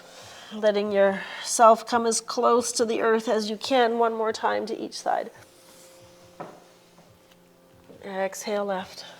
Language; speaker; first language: English; native; English